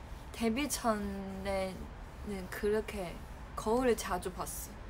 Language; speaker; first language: Korean; non-native, fluent; Chinese